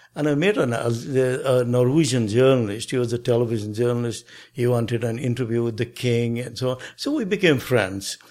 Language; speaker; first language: English; non-native, local second language; Nepali